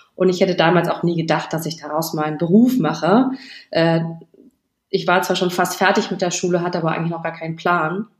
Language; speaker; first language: German; native; German